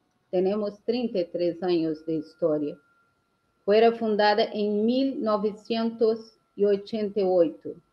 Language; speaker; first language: Portuguese; non-native, learner; Spanish